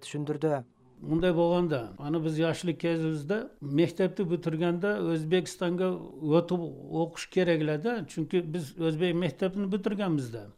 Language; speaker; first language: Kyrgyz; non-native, local second language; Uyghur